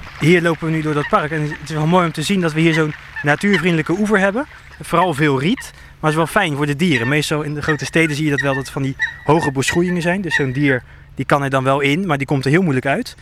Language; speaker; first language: Dutch; native; Dutch